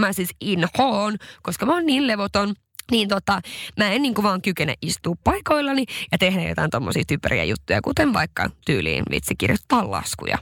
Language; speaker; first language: Finnish; non-native, local second language; Swedish